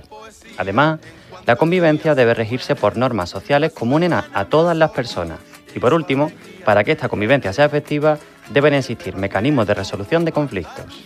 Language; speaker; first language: Spanish; native; Spanish